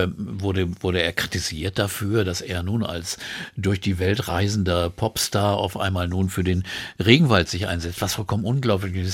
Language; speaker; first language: German; native; German